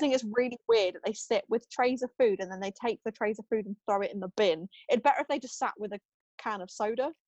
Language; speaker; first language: English; non-native, fluent; German